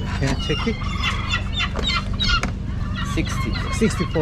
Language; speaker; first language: English; non-native, learner; Korean